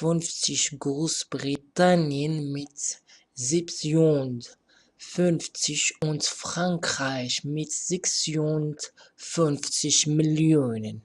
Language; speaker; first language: German; non-native, fluent; Arabic